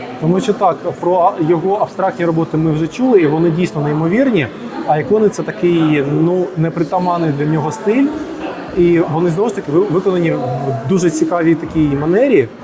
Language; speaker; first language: Ukrainian; native; Ukrainian